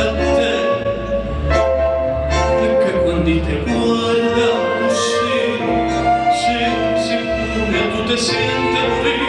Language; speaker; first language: Italian; non-native, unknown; Spanish